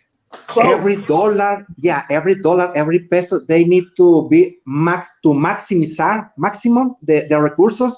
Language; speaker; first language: English; non-native, learner; Spanish